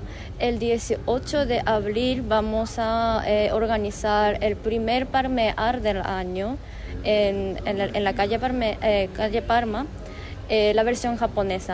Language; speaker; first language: Spanish; non-native, fluent; Japanese